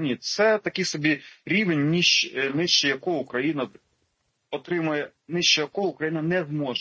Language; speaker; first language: Ukrainian; native; Ukrainian